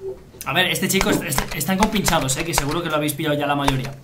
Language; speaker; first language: Spanish; native; Spanish